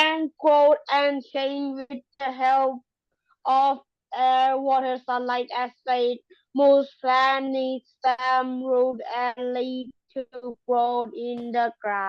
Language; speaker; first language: English; non-native, learner; Thai